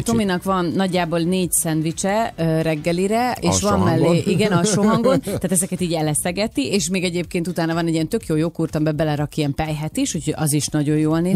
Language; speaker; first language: Hungarian; native; Hungarian